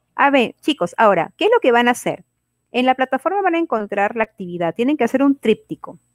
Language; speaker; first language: Spanish; native; Spanish